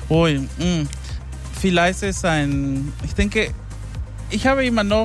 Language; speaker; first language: German; non-native, fluent; Spanish